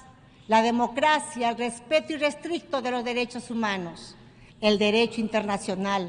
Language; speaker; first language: Spanish; native; Spanish